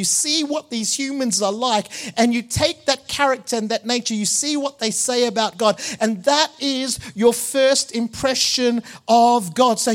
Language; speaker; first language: English; early bilingual, other home language; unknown